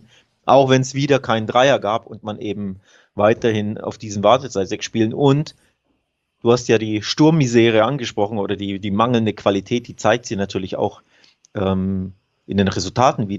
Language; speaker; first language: German; native; German